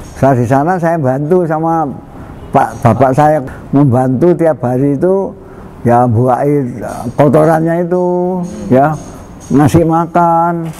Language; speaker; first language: Indonesian; non-native, local second language; Javanese